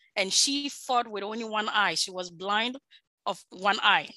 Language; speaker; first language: English; non-native, local second language; Akan